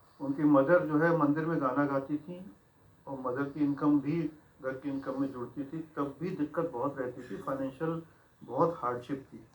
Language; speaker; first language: Hindi; native; Hindi